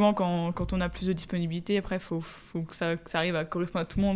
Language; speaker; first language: French; native; French